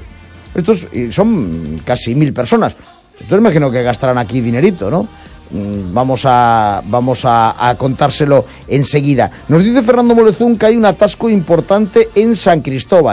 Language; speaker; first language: Spanish; native; Spanish